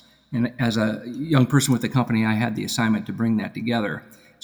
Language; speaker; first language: English; native; English